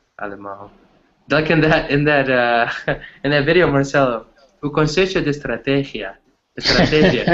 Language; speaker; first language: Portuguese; non-native, learner; English